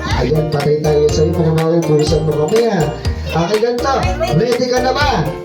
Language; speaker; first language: Filipino; native; Filipino